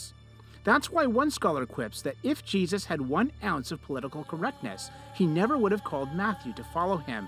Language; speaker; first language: English; native; English